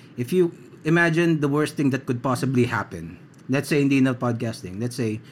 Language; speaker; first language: English; non-native, local second language; Filipino